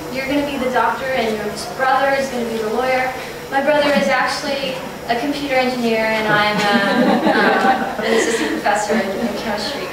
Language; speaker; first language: English; native; English